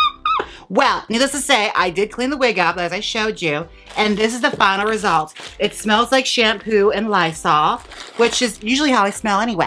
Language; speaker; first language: English; native; English